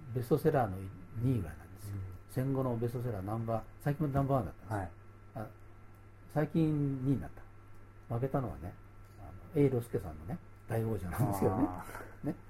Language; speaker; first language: Japanese; native; Japanese